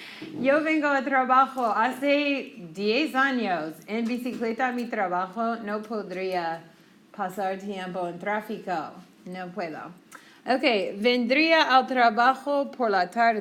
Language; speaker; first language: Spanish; non-native, fluent; English